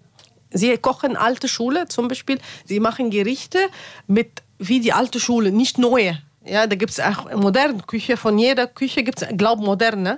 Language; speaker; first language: German; non-native, learner; Arabic